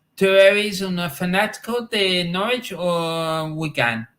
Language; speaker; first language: Spanish; non-native, learner; English